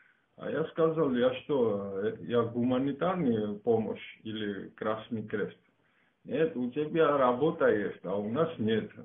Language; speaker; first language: Russian; non-native, fluent; Georgian